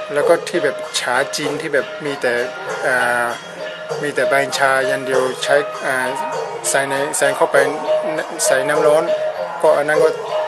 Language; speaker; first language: Thai; non-native, fluent; Burmese